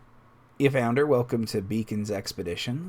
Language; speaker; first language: English; native; English